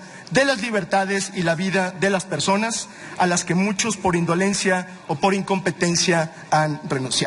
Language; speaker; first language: Spanish; native; Spanish